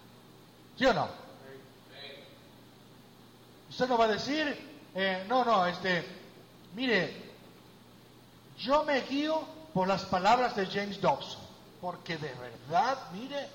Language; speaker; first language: Spanish; native; Spanish